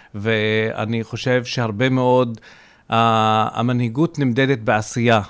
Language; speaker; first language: Hebrew; non-native, local second language; Arabic